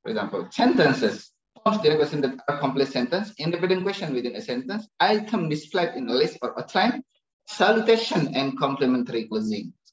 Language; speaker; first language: English; non-native, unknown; Indonesian